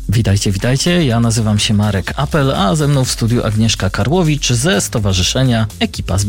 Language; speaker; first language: Polish; native; Polish